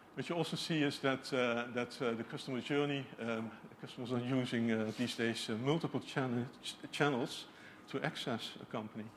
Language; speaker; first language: English; non-native, fluent; Dutch